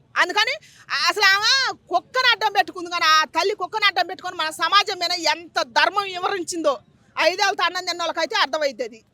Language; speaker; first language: Telugu; native; Telugu